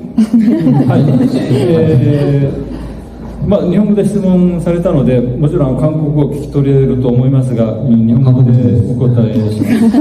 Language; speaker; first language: Japanese; non-native, fluent; Korean